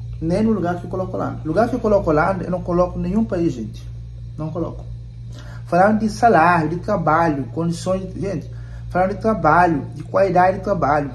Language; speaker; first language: Portuguese; non-native, local second language; Kabuverdianu